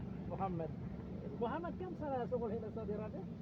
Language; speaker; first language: Arabic; non-native, learner; Filipino